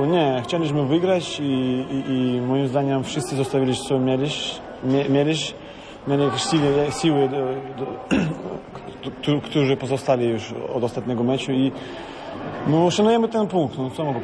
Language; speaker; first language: Polish; non-native, fluent; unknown